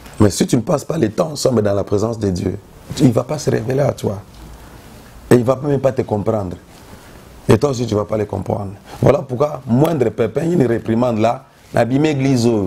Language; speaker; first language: French; non-native, local second language; Lingala